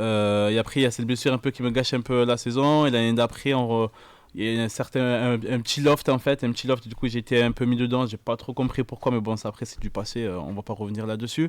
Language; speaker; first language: French; native; French